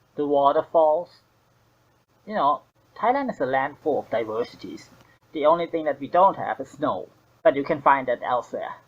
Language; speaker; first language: English; non-native, fluent; Thai